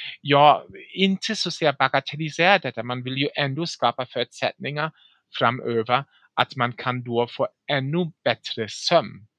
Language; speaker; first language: Swedish; non-native, fluent; German